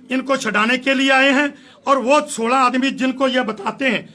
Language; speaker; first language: Hindi; non-native, local second language; Punjabi